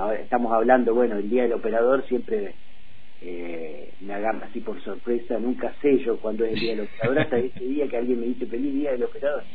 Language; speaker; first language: Spanish; native; Spanish